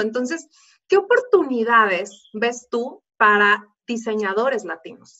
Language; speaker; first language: Spanish; native; Spanish